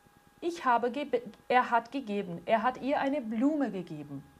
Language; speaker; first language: German; non-native, fluent; Portuguese